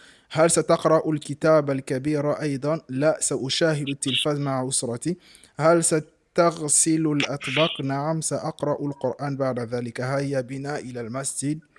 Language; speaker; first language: Arabic; non-native, fluent; French